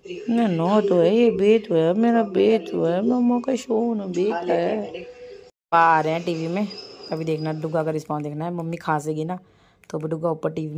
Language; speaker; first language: Hindi; native; Hindi